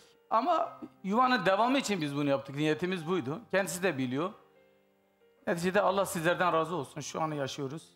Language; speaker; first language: Turkish; native; Turkish